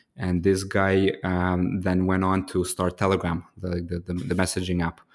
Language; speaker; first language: English; early bilingual, other home language; Ukrainian